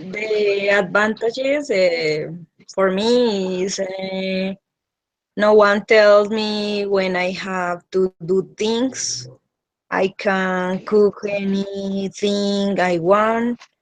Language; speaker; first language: English; non-native, learner; Spanish